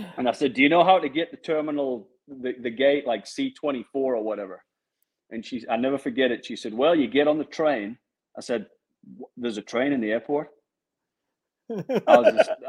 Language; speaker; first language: English; native; English